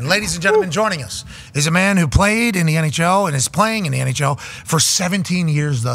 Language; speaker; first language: English; native; English